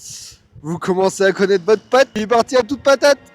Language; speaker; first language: French; native; French